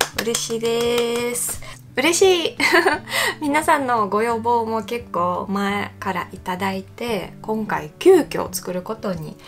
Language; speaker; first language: Japanese; non-native, fluent; Russian